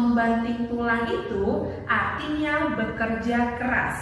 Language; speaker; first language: Indonesian; native; Indonesian